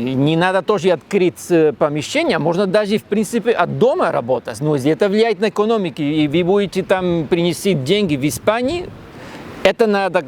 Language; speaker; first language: Russian; non-native, learner; Spanish